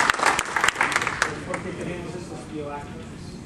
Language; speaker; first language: Spanish; early bilingual, heritage; English